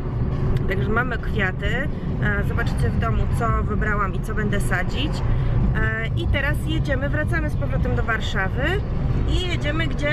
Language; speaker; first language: Polish; native; Polish